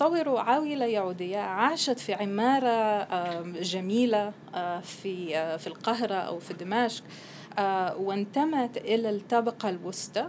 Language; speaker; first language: Arabic; non-native, fluent; Hebrew